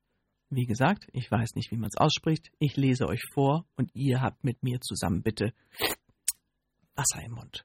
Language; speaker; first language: German; native; German